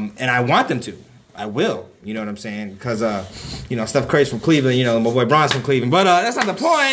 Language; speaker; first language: English; native; English